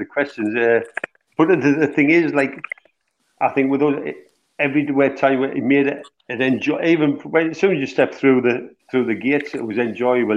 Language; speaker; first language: English; native; English